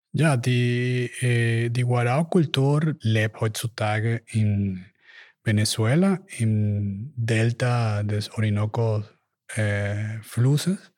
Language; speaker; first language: German; non-native, learner; Spanish